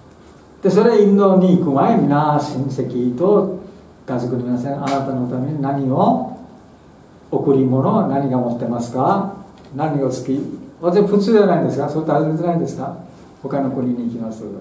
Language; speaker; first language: Japanese; non-native, fluent; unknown